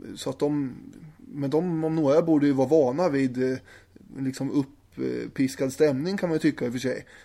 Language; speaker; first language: Swedish; native; Swedish